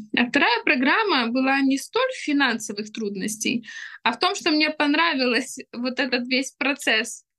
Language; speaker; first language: Russian; native; Russian